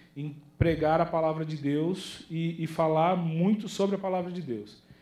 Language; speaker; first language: Portuguese; native; Portuguese